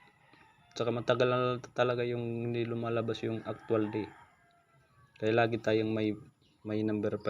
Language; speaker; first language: Filipino; non-native, local second language; Waray